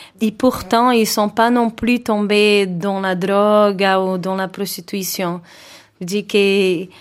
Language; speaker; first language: French; non-native, fluent; Portuguese